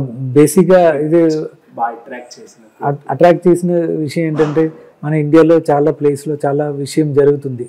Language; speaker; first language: Telugu; non-native, learner; Malayalam